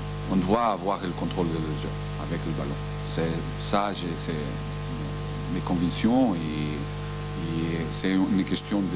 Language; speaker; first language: French; non-native, learner; Portuguese